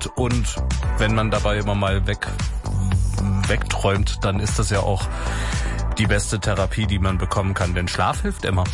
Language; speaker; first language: German; native; German